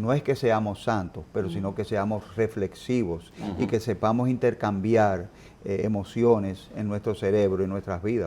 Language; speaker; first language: Spanish; native; Spanish